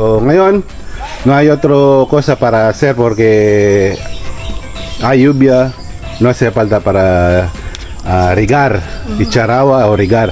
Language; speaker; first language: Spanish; non-native, learner; Filipino